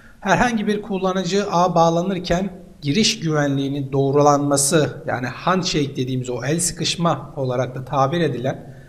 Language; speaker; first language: Turkish; native; Turkish